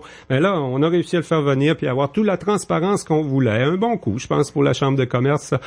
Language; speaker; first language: French; native; French